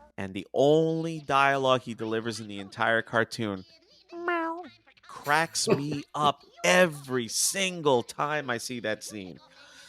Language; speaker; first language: English; native; English